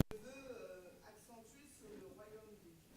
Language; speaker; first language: French; native; French